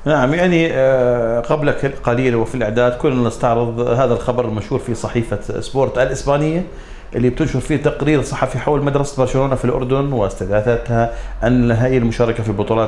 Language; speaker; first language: Arabic; native; Arabic